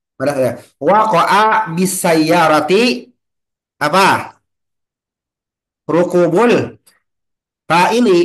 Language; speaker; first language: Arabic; non-native, fluent; Indonesian